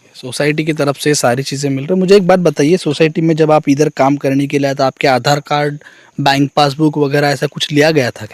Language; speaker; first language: Hindi; non-native, local second language; Marathi